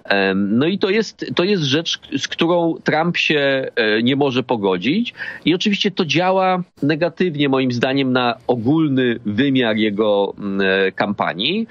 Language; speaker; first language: Polish; native; Polish